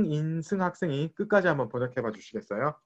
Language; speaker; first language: Korean; native; Korean